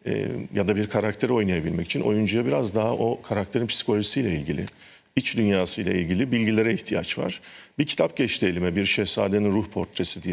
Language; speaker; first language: Turkish; native; Turkish